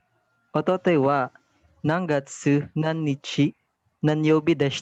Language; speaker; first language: Japanese; non-native, learner; Filipino